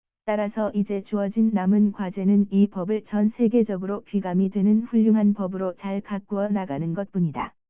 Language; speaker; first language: Korean; native; Korean